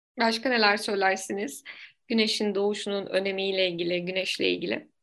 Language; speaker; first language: Turkish; native; Turkish